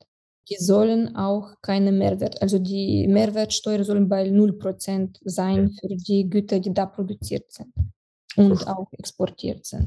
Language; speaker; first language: German; non-native, fluent; Romanian